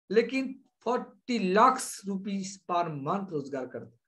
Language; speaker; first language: Hindi; non-native, local second language; Bangla